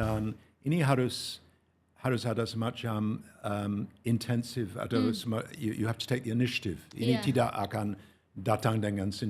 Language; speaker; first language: Indonesian; non-native, fluent; English